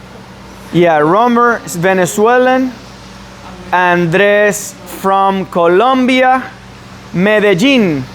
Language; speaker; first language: English; non-native, fluent; Spanish